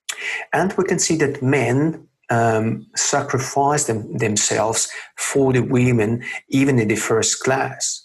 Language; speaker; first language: English; non-native, fluent; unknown